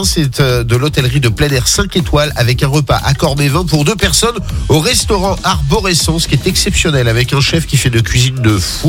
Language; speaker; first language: French; native; French